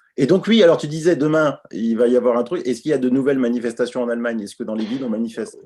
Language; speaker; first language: French; native; French